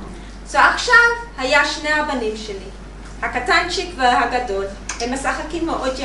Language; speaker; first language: Hebrew; non-native, learner; English